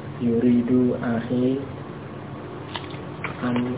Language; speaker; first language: Arabic; non-native, learner; Indonesian